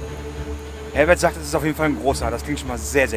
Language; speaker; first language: German; native; German